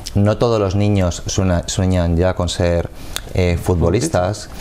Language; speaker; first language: Spanish; native; Spanish